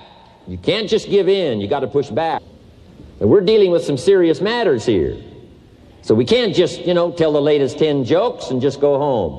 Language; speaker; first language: English; native; English